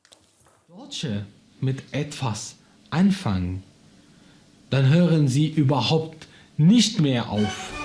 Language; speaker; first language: German; non-native, learner; Arabic